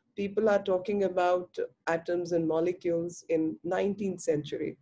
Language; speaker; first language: English; non-native, local second language; Hindi